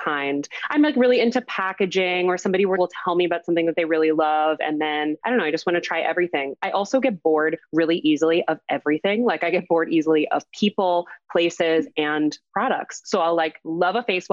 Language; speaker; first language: English; native; English